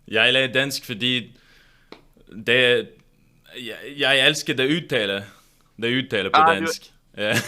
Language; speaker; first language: Danish; non-native, learner; English